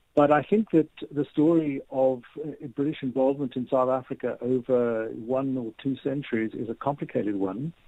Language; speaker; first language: English; native; English